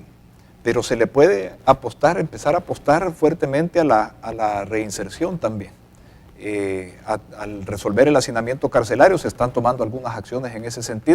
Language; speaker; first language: Spanish; native; Spanish